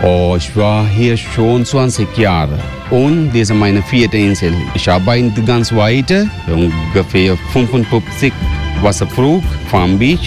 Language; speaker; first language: German; non-native, learner; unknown